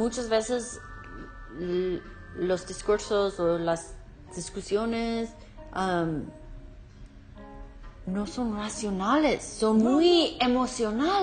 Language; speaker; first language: Spanish; non-native, learner; English